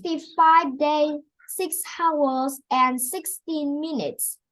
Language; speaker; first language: English; non-native, learner; Vietnamese